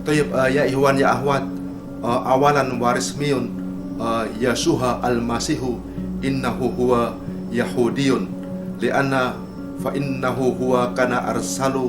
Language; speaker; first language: Arabic; non-native, learner; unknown